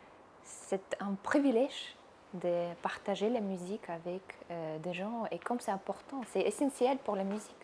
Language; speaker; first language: French; non-native, fluent; Russian